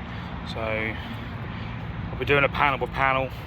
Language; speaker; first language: English; native; English